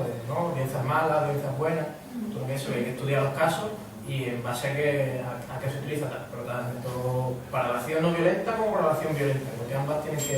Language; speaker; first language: Spanish; native; Spanish